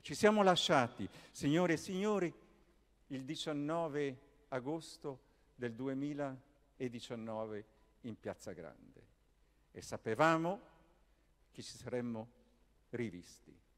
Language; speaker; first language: Italian; native; Italian